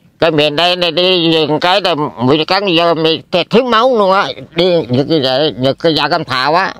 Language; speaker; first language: Vietnamese; non-native, local second language; Eastern Cham